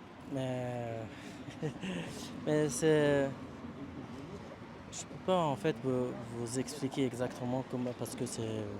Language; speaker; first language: French; non-native, learner; Arabic